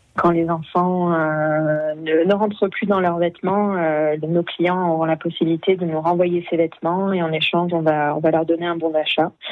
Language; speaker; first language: French; early bilingual, other home language; English